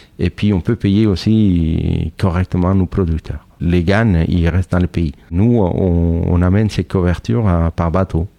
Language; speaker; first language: French; non-native, fluent; Spanish